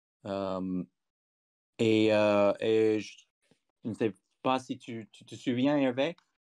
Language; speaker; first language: French; non-native, fluent; English